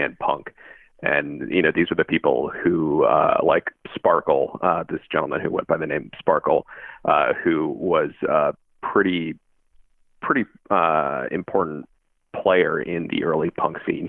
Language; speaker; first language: English; native; English